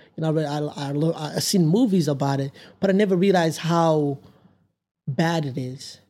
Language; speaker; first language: English; non-native, local second language; Rundi